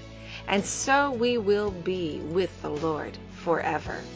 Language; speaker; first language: English; native; English